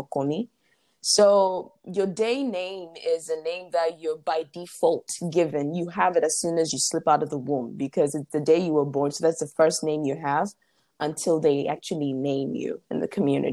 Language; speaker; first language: English; non-native, local second language; Ewe